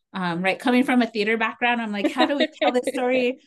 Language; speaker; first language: English; native; English